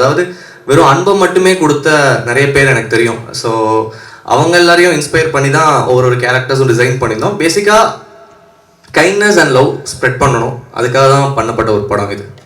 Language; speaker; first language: Tamil; native; Tamil